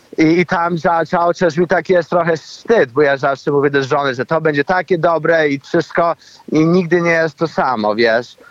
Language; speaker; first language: Polish; early bilingual, heritage; Polish